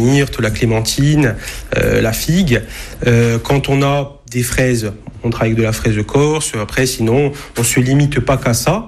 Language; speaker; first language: French; native; French